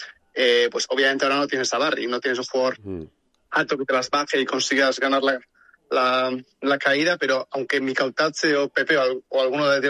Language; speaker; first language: Spanish; native; Spanish